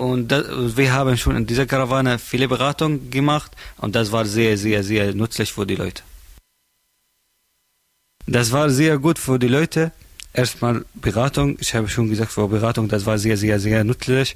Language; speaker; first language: German; non-native, learner; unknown